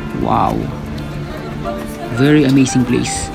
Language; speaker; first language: English; non-native, local second language; Filipino